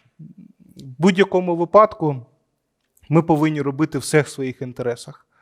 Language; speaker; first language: Ukrainian; non-native, local second language; Russian